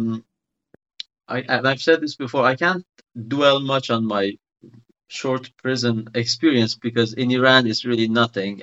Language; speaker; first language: English; non-native, fluent; Persian